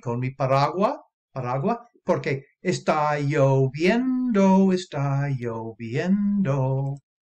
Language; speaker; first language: Spanish; non-native, fluent; English